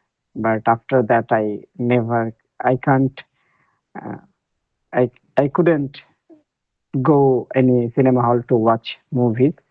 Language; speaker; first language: English; non-native, learner; Bangla